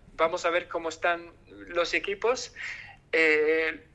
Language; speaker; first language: Spanish; non-native, fluent; English